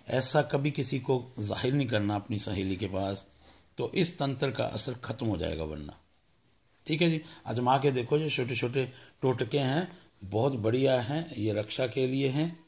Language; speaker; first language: Hindi; non-native, local second language; Punjabi